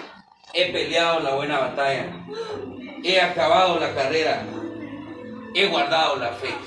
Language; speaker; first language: Spanish; native; Spanish